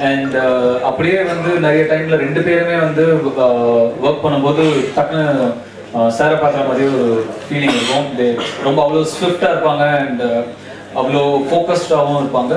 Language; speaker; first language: Tamil; native; Tamil